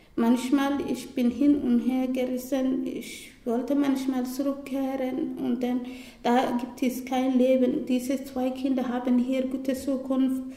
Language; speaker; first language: German; non-native, learner; Somali